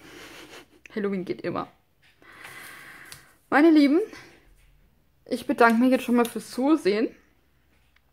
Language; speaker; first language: German; non-native, fluent; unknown